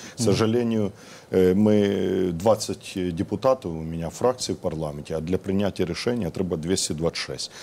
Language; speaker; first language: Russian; non-native, local second language; Ukrainian